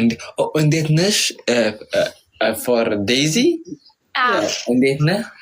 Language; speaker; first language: Amharic; non-native, learner; Tigrinya